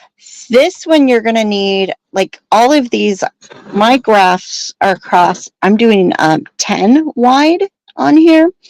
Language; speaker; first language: English; native; English